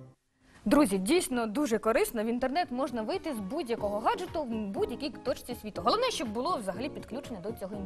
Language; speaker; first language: Ukrainian; native; Ukrainian